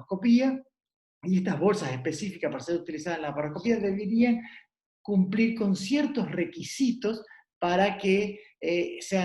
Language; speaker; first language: Spanish; native; Spanish